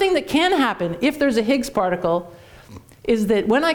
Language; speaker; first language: English; native; English